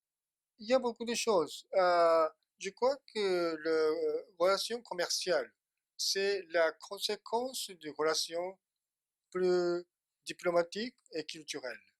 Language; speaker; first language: French; non-native, fluent; Japanese